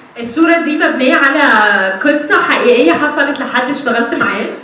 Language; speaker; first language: Arabic; native; Arabic